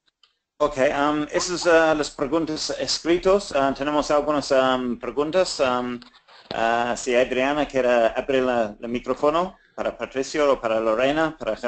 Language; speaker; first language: Spanish; non-native, fluent; English